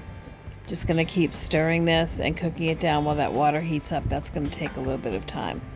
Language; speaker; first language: English; native; English